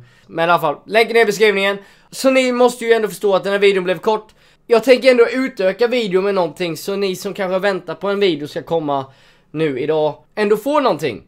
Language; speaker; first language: Swedish; native; Swedish